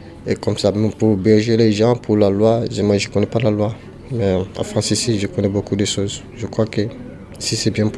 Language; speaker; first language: French; non-native, learner; Bambara